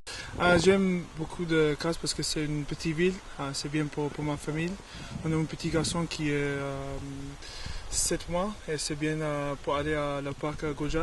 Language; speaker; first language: French; non-native, learner; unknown